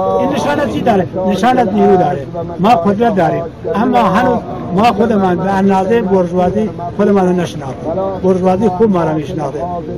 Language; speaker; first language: Persian; non-native, local second language; Central Kurdish